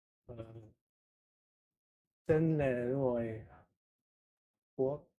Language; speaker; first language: Vietnamese; non-native, learner; Dutch